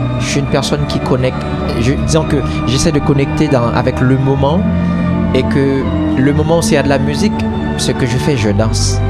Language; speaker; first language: French; non-native, local second language; Haitian Creole